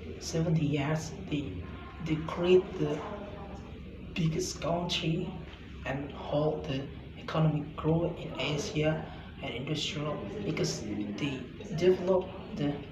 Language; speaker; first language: English; non-native, learner; Indonesian